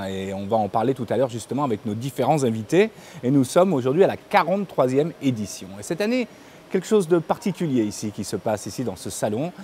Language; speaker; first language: French; native; French